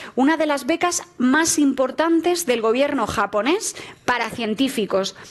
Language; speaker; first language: Spanish; native; Spanish